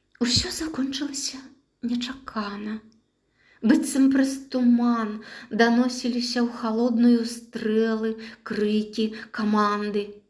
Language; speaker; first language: Belarusian; native; Belarusian